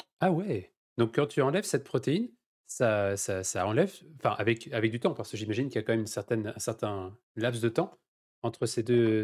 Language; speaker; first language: French; native; French